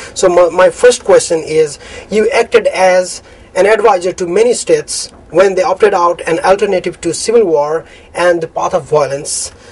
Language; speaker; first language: English; non-native, local second language; Nepali